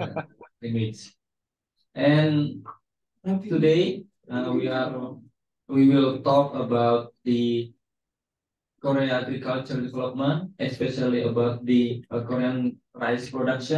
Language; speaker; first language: English; non-native, fluent; Indonesian